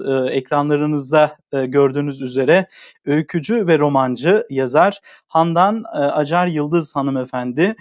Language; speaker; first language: Turkish; native; Turkish